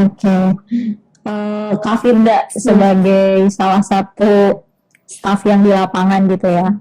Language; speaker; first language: Indonesian; native; Indonesian